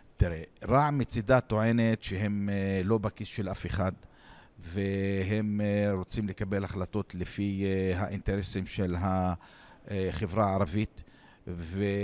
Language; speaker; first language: Hebrew; non-native, local second language; Arabic